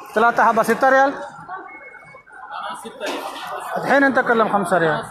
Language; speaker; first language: Arabic; non-native, learner; Urdu